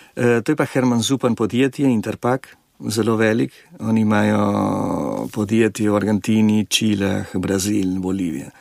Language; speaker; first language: Slovenian; early bilingual, heritage; Slovenian